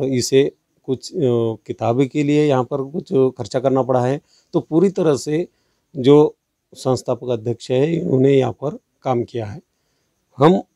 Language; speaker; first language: Hindi; non-native, local second language; Marathi